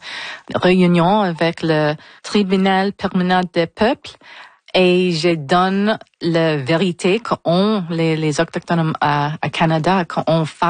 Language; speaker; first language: French; non-native, local second language; English